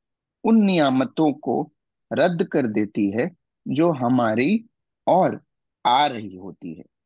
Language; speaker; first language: Hindi; non-native, local second language; Bangla